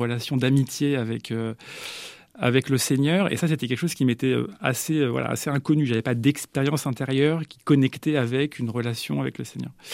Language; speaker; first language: French; native; French